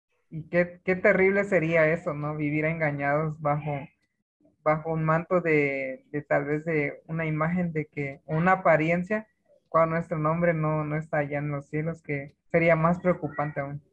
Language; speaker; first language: Spanish; native; Spanish